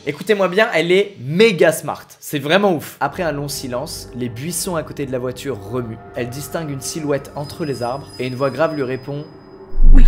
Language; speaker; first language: French; native; French